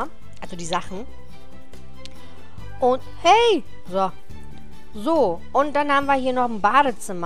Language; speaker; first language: German; native; German